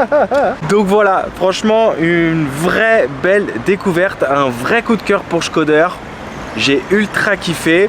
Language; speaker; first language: French; native; French